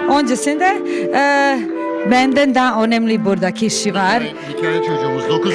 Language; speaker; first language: Turkish; non-native, learner; Serbian